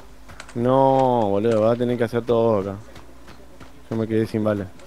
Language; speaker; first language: Spanish; native; Spanish